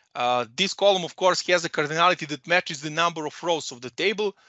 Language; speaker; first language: English; non-native, fluent; Serbian